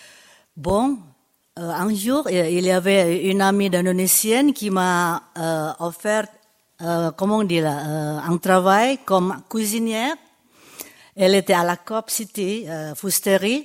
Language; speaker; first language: French; non-native, fluent; Indonesian